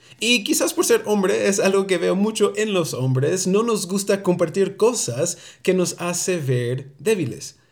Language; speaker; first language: Spanish; early bilingual, heritage; Spanish